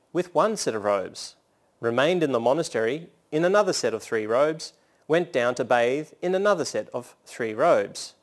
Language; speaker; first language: English; native; English